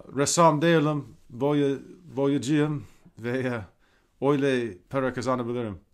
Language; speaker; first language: Turkish; non-native, fluent; English